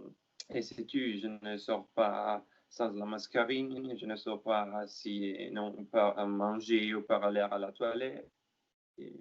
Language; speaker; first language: French; non-native, learner; Italian